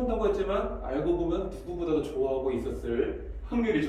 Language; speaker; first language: Korean; native; Korean